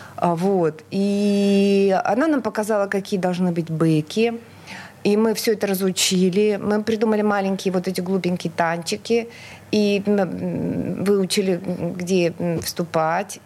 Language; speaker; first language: Russian; native; Russian